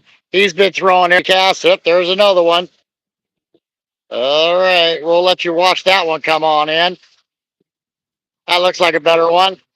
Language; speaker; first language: English; native; English